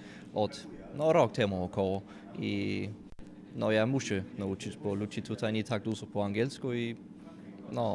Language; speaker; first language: Polish; non-native, learner; Danish